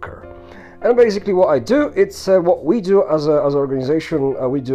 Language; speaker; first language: English; non-native, fluent; Polish